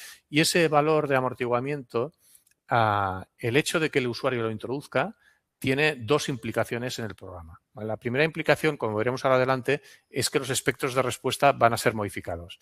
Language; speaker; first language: Spanish; non-native, local second language; Catalan